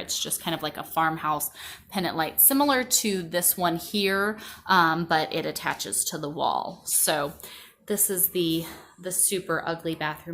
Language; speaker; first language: English; native; English